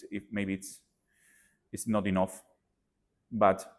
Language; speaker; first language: English; non-native, learner; Spanish